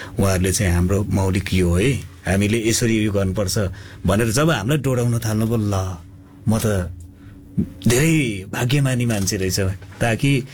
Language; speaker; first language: Nepali; non-native, local second language; Limburgish